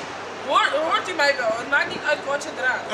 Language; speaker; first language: Dutch; native; Dutch